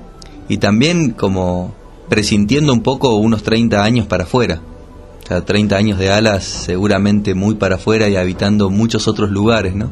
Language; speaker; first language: Spanish; native; Spanish